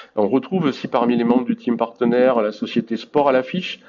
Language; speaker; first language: French; native; French